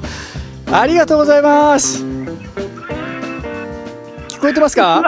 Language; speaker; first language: Japanese; native; Japanese